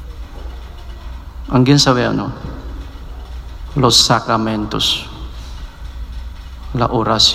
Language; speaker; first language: Spanish; non-native, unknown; Vietnamese